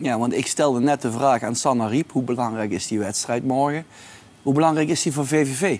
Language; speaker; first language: Dutch; native; Dutch